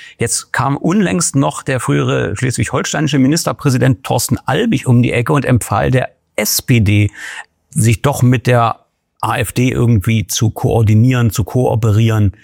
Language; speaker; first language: German; native; German